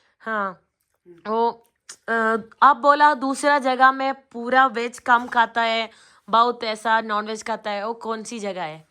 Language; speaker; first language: Hindi; non-native, learner; Malayalam